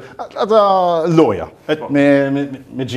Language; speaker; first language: Albanian; non-native, learner; German